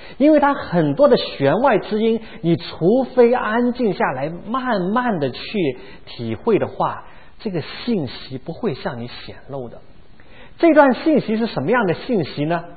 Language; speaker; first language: Chinese; non-native, local second language; Cantonese